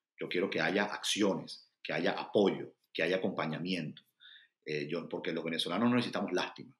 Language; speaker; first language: Spanish; native; Spanish